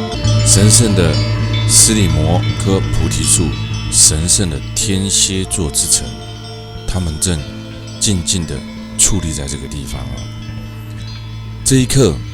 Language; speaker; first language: Chinese; native; Chinese